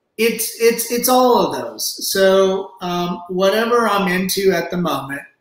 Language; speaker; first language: English; native; English